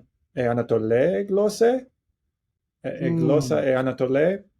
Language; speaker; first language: Greek; non-native, learner; English